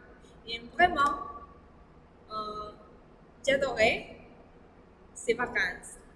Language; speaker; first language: French; non-native, learner; Spanish